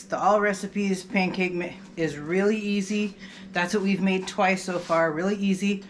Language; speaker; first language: English; native; English